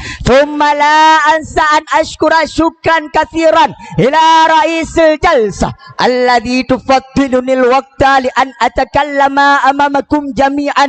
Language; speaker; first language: Arabic; non-native, learner; Achinese